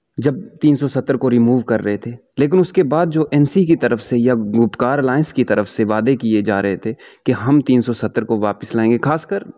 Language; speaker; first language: Hindi; non-native, local second language; Kashmiri